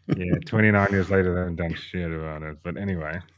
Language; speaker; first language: English; native; English